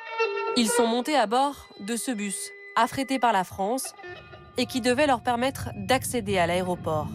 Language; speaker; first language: French; native; French